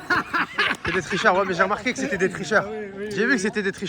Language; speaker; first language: French; native; French